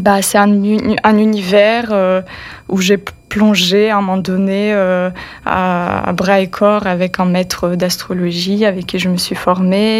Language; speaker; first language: French; non-native, fluent; Russian